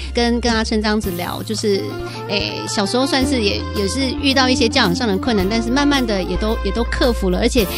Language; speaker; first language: Chinese; native; Chinese